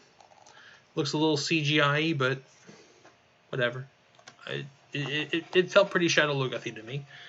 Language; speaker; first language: English; native; English